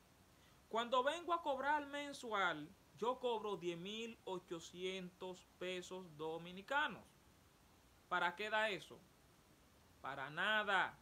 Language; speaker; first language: Spanish; native; Spanish